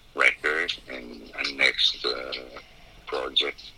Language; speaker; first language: English; non-native, fluent; Italian